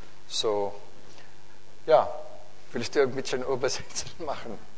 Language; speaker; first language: German; non-native, learner; English